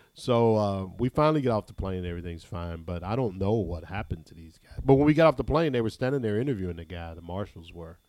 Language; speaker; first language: English; native; English